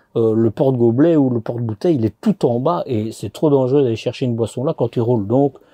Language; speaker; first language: French; native; French